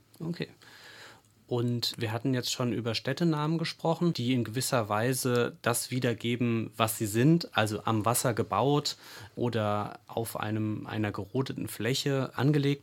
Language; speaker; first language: German; native; German